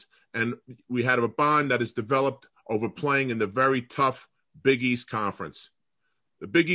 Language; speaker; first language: English; native; English